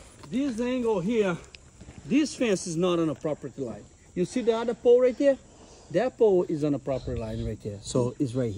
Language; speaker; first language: English; non-native, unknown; Portuguese